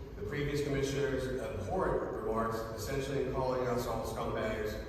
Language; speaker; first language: English; native; English